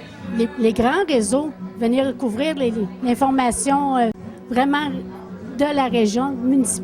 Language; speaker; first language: French; native; French